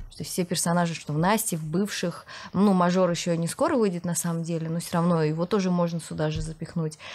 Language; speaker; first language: Russian; native; Russian